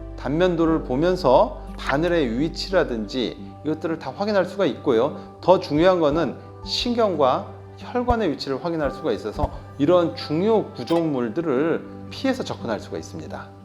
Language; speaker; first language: Korean; native; Korean